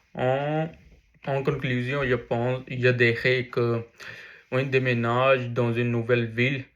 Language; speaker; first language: French; non-native, learner; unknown